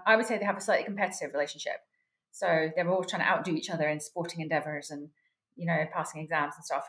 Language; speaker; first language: English; native; English